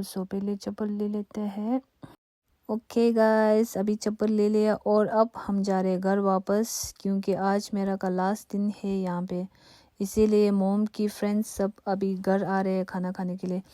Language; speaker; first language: Hindi; non-native, local second language; Tibetan